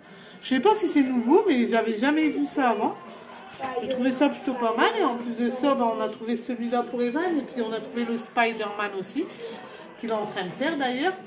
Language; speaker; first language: French; native; French